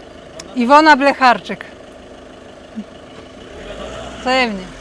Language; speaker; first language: Polish; native; Polish